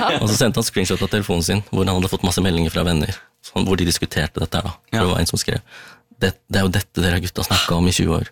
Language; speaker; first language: Norwegian; early bilingual, other home language; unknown